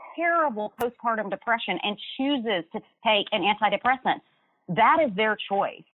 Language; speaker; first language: English; native; English